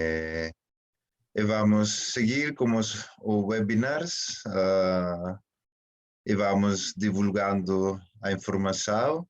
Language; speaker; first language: Portuguese; non-native, fluent; Spanish